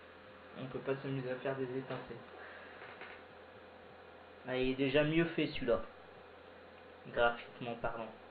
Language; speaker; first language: French; native; French